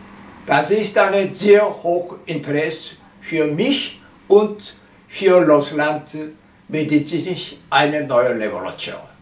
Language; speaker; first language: German; non-native, learner; Korean